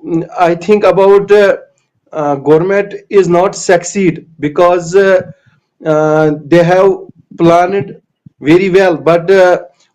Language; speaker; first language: English; non-native, local second language; Kashmiri